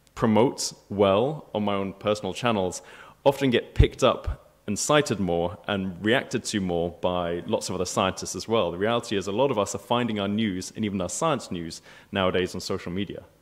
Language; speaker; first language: English; native; English